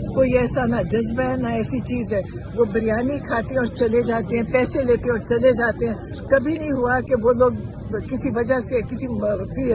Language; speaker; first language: Urdu; native; Urdu